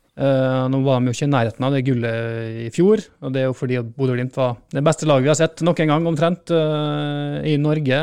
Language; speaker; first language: Norwegian; native; Norwegian